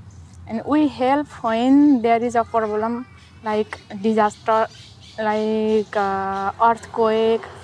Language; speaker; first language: English; non-native, learner; Nepali